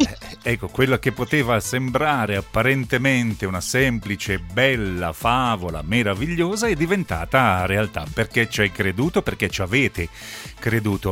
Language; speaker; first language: Italian; native; Italian